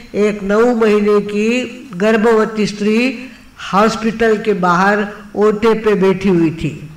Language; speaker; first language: Hindi; non-native, local second language; Marathi